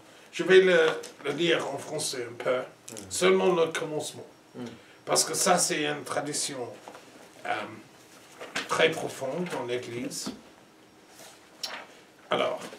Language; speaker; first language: French; non-native, learner; English